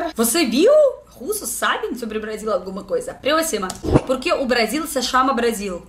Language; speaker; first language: Portuguese; non-native, learner; Russian